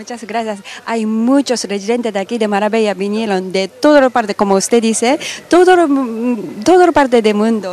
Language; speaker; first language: Spanish; non-native, learner; Japanese